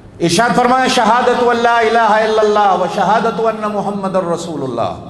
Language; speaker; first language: Urdu; non-native, local second language; Punjabi